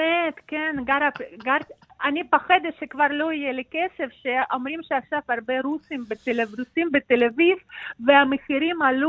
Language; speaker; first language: Hebrew; non-native, fluent; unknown